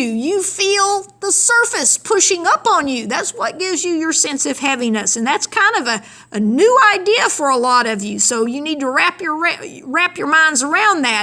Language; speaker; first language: English; native; English